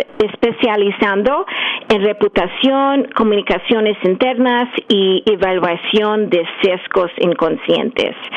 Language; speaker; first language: Spanish; early bilingual, heritage; English